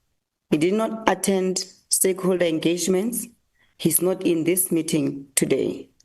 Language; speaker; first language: English; non-native, local second language; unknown